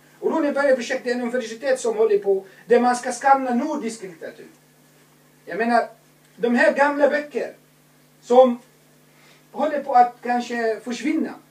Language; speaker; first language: Swedish; non-native, fluent; Arabic